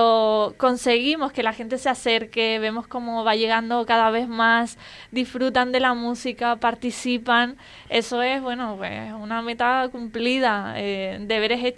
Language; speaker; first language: Spanish; native; Spanish